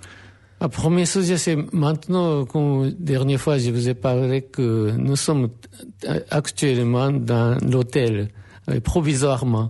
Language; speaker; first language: French; non-native, fluent; Japanese